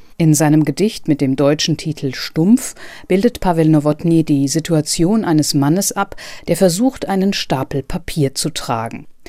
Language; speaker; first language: German; native; German